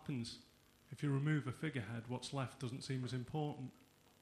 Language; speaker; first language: English; native; English